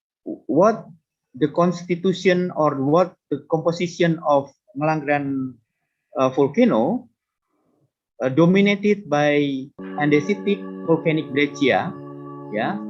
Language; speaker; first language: English; non-native, fluent; Indonesian